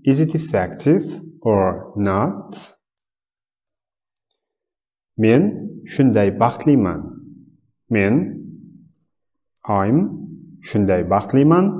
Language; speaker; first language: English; non-native, fluent; Uzbek